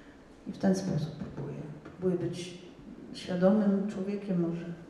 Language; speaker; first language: Polish; non-native, fluent; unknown